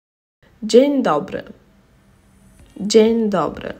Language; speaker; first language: Polish; non-native, fluent; Russian